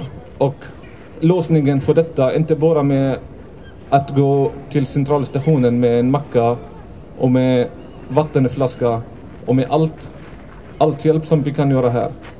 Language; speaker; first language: Swedish; non-native, fluent; Arabic